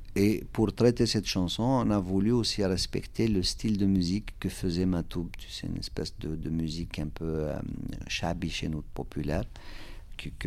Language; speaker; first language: French; non-native, local second language; Kabyle